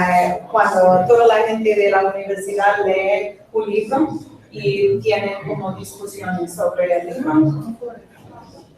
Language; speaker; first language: Spanish; non-native, fluent; English